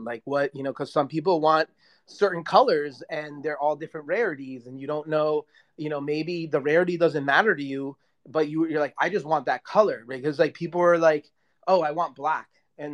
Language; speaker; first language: English; native; English